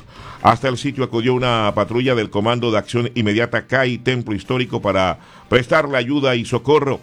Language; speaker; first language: Spanish; native; Spanish